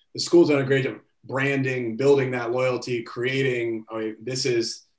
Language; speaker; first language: English; native; English